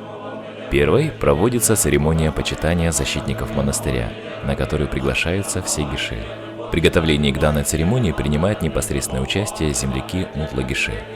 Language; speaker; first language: Russian; native; Russian